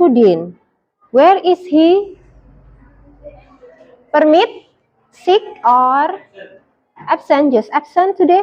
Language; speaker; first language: English; non-native, fluent; Indonesian